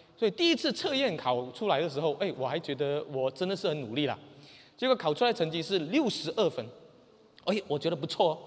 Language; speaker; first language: Chinese; native; Chinese